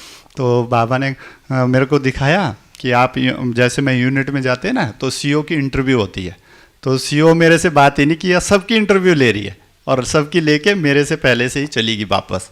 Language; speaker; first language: Hindi; native; Hindi